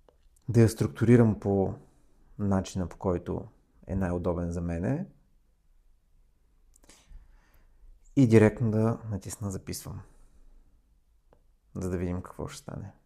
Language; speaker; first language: Bulgarian; native; Bulgarian